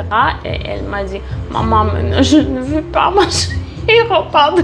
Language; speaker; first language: French; non-native, fluent; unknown